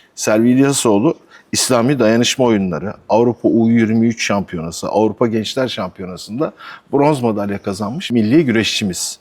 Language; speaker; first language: Turkish; native; Turkish